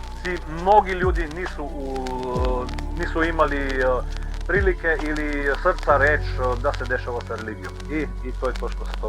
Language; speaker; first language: Croatian; native; Croatian